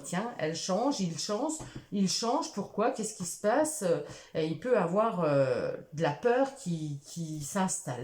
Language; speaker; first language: French; native; French